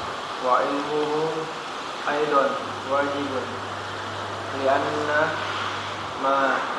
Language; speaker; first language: Arabic; non-native, learner; Indonesian